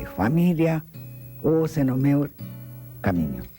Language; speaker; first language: Portuguese; non-native, fluent; Japanese